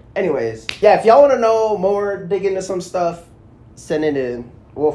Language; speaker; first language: English; non-native, local second language; Filipino